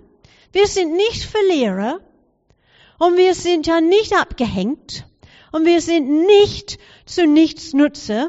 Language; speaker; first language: German; non-native, fluent; English